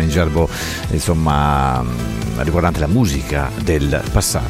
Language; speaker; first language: Italian; native; Italian